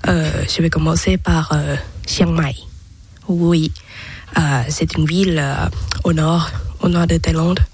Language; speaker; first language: French; non-native, fluent; Thai